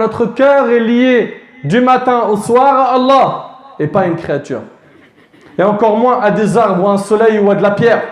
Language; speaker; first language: French; native; French